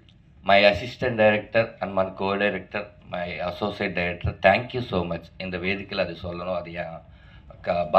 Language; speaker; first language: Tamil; non-native, learner; Telugu